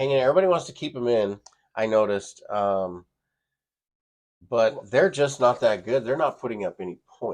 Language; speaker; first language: English; native; English